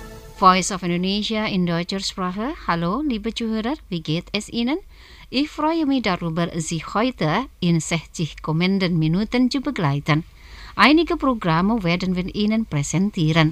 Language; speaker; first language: German; non-native, fluent; Indonesian